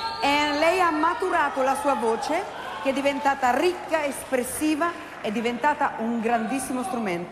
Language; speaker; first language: Italian; non-native, fluent; Spanish